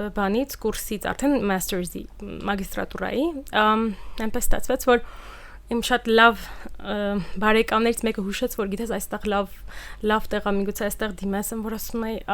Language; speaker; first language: Armenian; early bilingual, heritage; Armenian